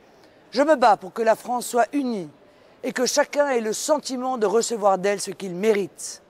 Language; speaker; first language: French; native; French